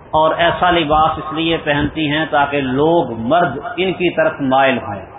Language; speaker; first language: Urdu; non-native, local second language; Punjabi